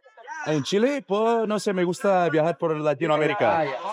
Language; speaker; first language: Spanish; non-native, learner; English